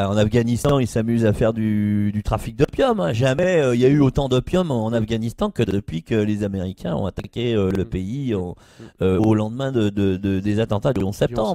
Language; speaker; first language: French; native; French